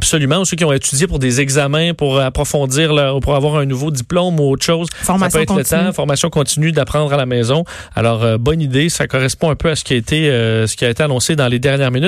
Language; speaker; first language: French; native; French